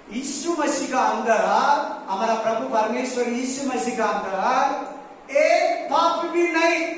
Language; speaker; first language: Hindi; non-native, local second language; Kannada